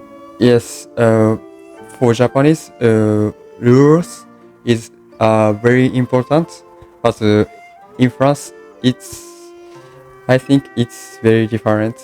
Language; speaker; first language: English; non-native, learner; Japanese